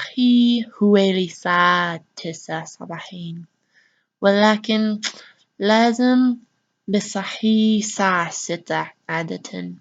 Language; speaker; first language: Arabic; non-native, learner; English